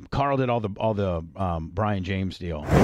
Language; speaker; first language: English; native; English